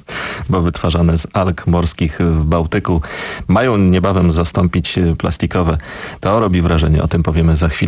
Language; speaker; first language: Polish; native; Polish